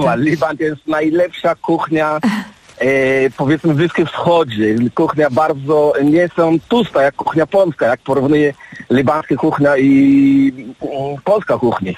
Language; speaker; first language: Polish; non-native, learner; Arabic